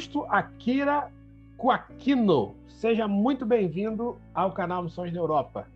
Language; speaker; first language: Portuguese; native; Portuguese